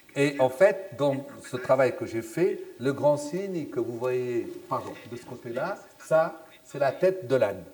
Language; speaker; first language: French; non-native, local second language; Arabic